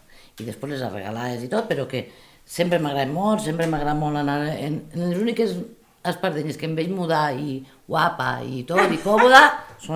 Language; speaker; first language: Catalan; native; Catalan